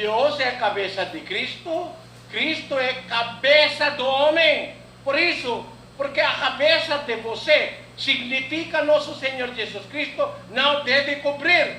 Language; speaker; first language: Portuguese; non-native, learner; Filipino